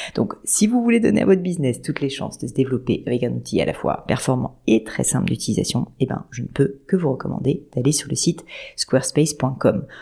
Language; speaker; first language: French; native; French